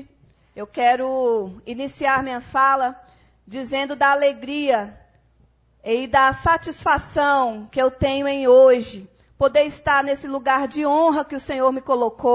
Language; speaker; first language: Portuguese; native; Portuguese